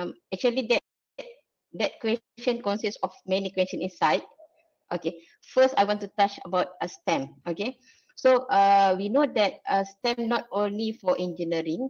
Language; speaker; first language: English; non-native, local second language; Malay